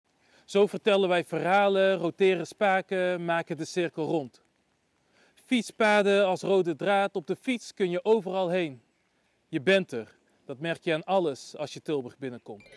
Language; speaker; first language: Dutch; native; Dutch